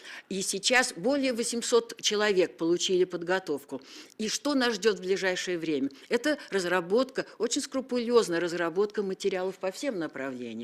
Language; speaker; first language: Russian; native; Russian